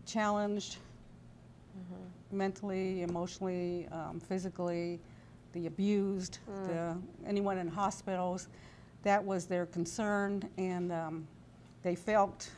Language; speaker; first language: English; native; English